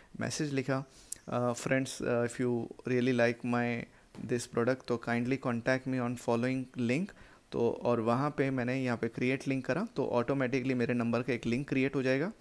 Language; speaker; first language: Hindi; native; Hindi